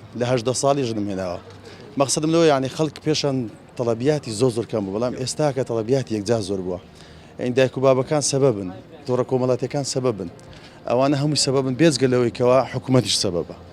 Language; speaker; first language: Central Kurdish; native; Central Kurdish